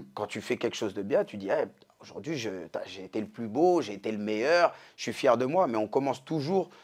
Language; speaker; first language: French; native; French